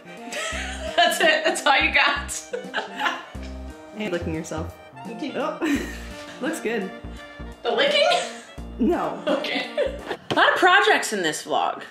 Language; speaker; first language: English; native; English